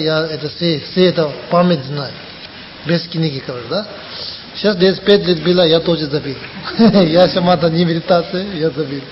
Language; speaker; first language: Russian; non-native, learner; Tibetan